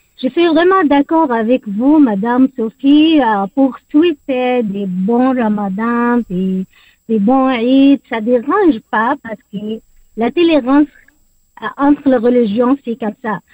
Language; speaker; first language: French; non-native, learner; Arabic